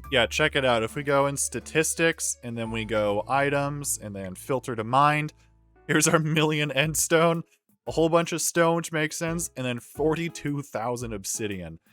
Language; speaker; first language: English; native; English